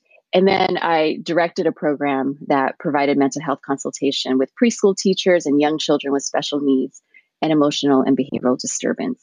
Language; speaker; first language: English; early bilingual, other home language; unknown